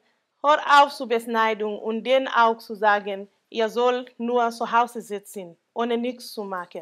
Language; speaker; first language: German; non-native, local second language; Mandingo